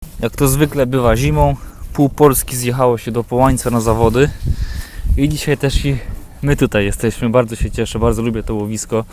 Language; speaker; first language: Polish; native; Polish